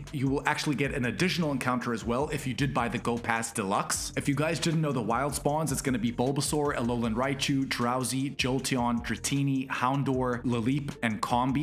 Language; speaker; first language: English; native; English